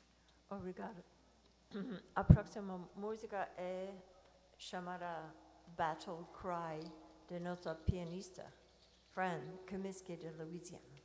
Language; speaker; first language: Portuguese; non-native, learner; English